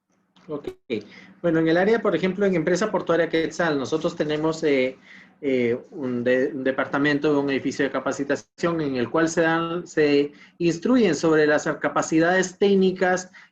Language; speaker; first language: Spanish; native; Spanish